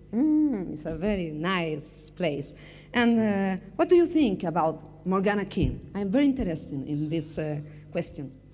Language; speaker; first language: English; non-native, learner; Spanish